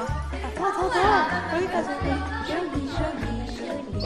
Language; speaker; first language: Korean; native; Korean